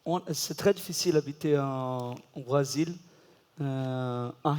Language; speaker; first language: French; non-native, learner; Portuguese